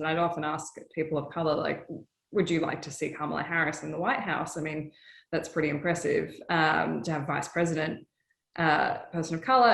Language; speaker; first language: English; native; English